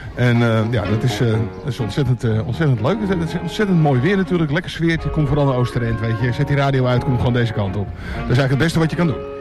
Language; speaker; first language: Dutch; native; Dutch